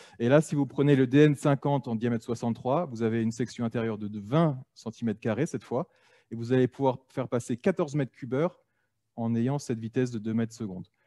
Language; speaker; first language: French; native; French